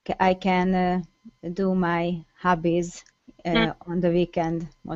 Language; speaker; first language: English; non-native, learner; Hungarian